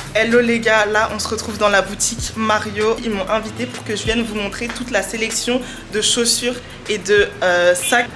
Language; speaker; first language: French; early bilingual, other home language; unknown